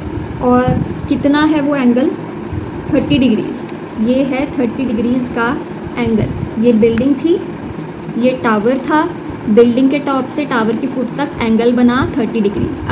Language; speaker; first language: Hindi; native; Hindi